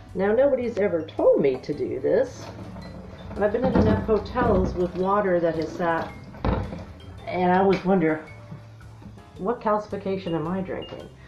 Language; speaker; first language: English; native; English